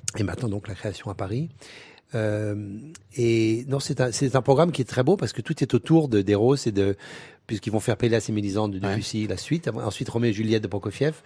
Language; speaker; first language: French; native; French